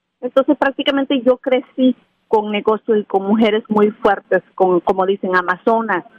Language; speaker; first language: Spanish; native; Spanish